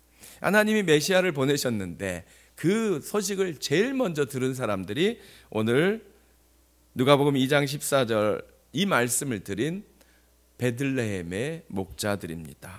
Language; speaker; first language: Korean; native; Korean